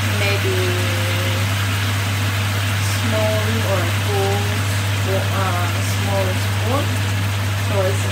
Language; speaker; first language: English; non-native, learner; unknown